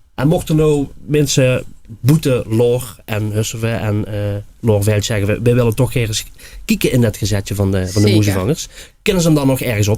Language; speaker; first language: Dutch; native; Dutch